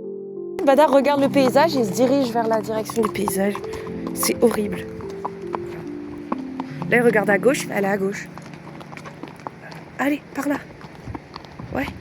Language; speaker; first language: French; native; French